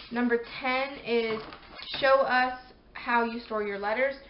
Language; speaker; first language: English; native; English